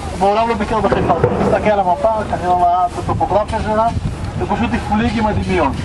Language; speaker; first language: Hebrew; early bilingual, other home language; Russian